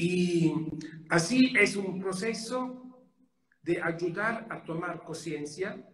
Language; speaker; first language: Spanish; non-native, fluent; Italian